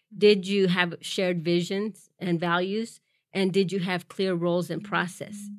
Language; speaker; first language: English; early bilingual, other home language; Spanish